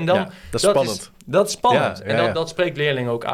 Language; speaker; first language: Dutch; native; Dutch